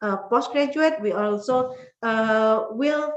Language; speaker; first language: English; non-native, fluent; Indonesian